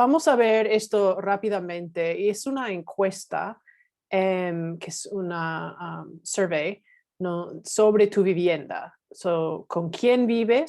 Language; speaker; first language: Spanish; non-native, fluent; English